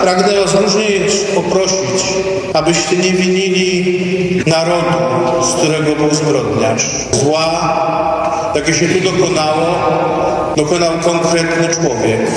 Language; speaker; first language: Polish; native; Polish